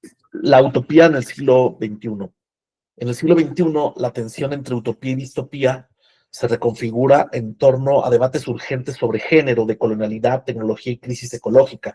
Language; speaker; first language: Spanish; native; Spanish